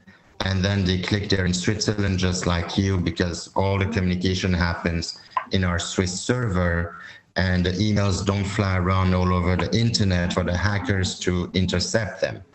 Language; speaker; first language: English; non-native, fluent; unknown